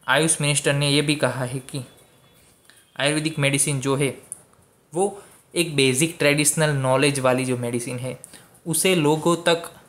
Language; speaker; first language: Hindi; non-native, local second language; Gujarati